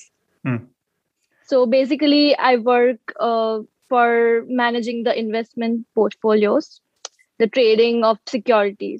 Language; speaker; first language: English; non-native, local second language; Gujarati